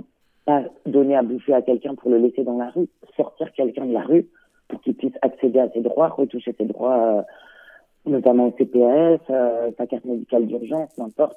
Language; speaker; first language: French; native; French